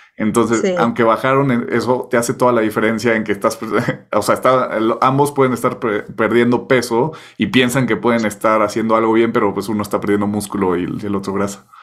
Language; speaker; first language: Spanish; native; Spanish